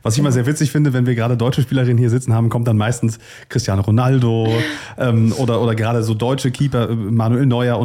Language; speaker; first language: German; native; German